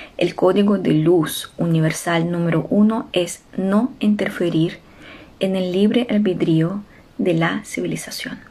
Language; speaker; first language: Spanish; non-native, fluent; Ukrainian